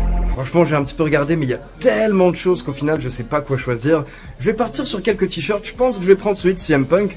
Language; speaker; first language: French; native; French